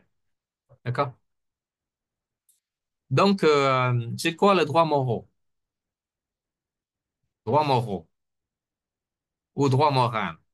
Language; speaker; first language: French; non-native, fluent; Vietnamese